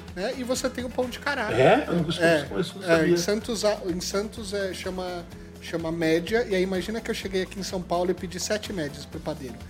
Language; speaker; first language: Portuguese; native; Portuguese